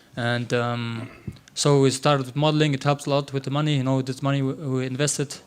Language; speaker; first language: English; non-native, fluent; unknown